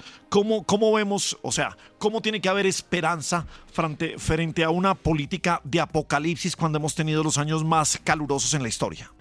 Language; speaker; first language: Spanish; native; Spanish